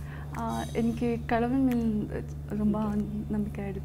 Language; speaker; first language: Tamil; non-native, learner; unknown